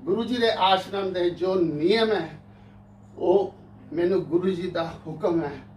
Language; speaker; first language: Hindi; non-native, local second language; Punjabi